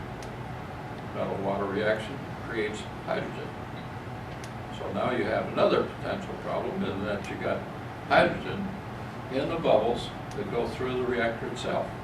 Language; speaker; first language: English; native; English